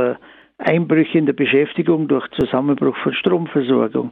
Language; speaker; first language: German; native; German